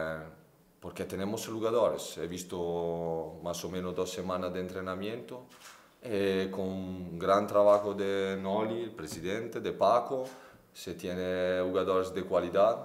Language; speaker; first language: Spanish; non-native, fluent; Italian